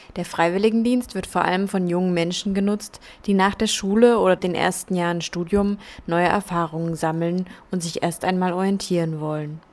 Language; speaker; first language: German; native; German